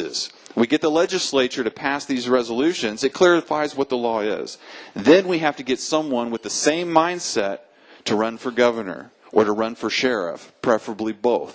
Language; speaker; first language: English; native; English